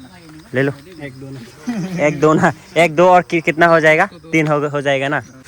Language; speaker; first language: Hindi; non-native, local second language; Karbi